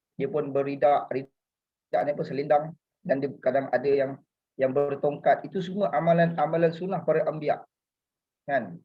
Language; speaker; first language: Malay; native; Malay